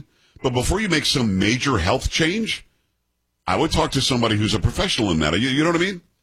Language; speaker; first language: English; native; English